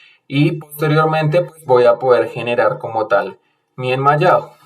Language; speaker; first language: Spanish; native; Spanish